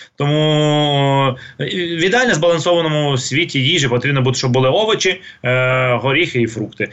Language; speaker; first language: Ukrainian; non-native, local second language; Russian